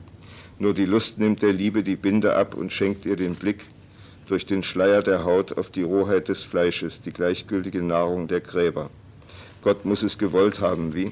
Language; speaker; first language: German; native; German